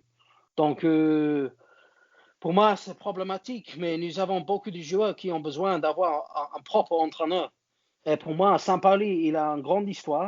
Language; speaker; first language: French; non-native, learner; English